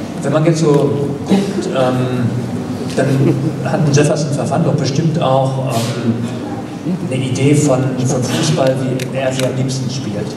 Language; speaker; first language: German; native; German